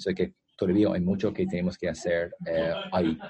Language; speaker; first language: Spanish; non-native, fluent; English